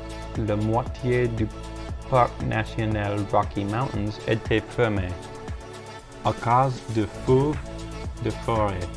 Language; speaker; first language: French; non-native, learner; English